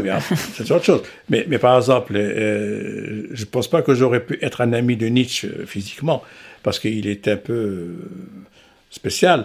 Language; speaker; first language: French; non-native, local second language; Arabic